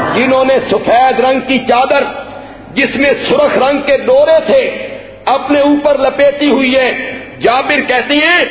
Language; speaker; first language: Urdu; non-native, local second language; Punjabi